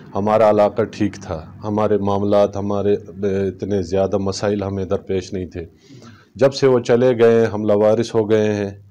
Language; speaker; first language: Urdu; non-native, local second language; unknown